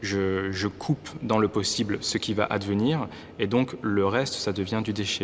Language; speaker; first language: French; native; French